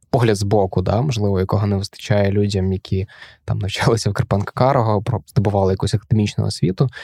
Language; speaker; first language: Ukrainian; native; Ukrainian